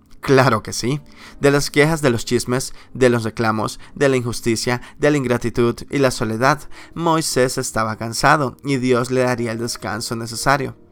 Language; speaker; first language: Spanish; native; Spanish